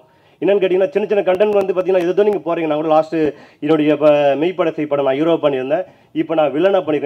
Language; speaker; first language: Tamil; native; Tamil